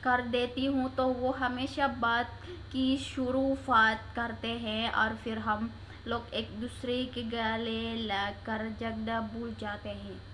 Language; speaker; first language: Hindi; non-native, learner; Indonesian